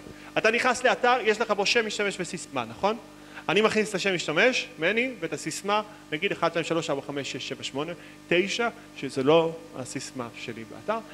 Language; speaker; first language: Hebrew; native; Hebrew